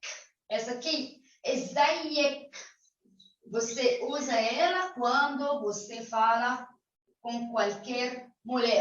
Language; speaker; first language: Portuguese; non-native, fluent; Arabic